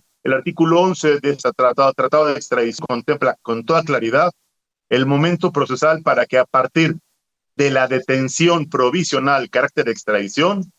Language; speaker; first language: Spanish; native; Spanish